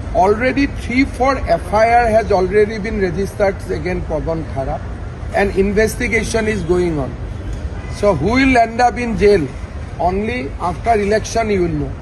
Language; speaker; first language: English; non-native, local second language; Assamese